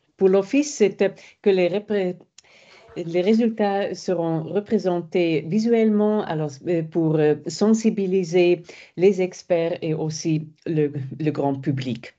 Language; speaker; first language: French; non-native, fluent; German